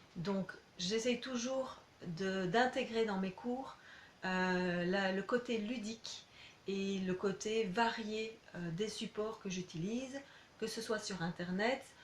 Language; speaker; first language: French; native; French